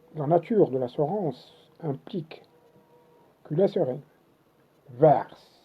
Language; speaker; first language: French; non-native, local second language; Arabic